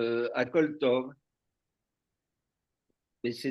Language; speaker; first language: Hebrew; non-native, learner; French